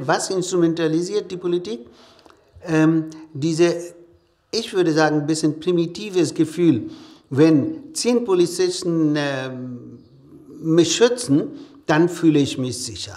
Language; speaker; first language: German; non-native, fluent; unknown